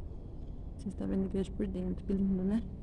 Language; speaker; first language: Portuguese; native; Portuguese